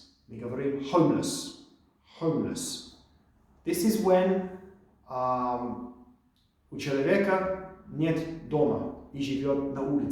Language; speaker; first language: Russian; non-native, fluent; English